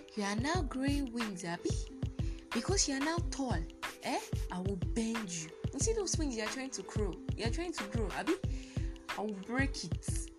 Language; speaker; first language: English; non-native, local second language; Yoruba